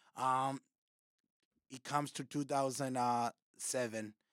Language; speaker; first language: English; non-native, local second language; Rundi